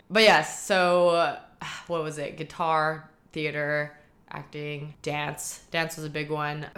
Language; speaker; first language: English; early bilingual, heritage; Chinese